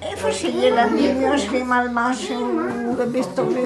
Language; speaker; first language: Hebrew; non-native, fluent; Croatian